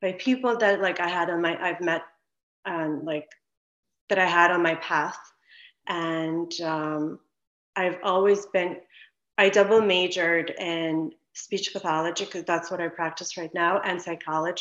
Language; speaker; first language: English; non-native, fluent; Ukrainian